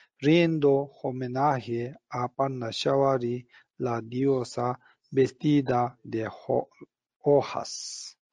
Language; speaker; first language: Spanish; non-native, learner; Tibetan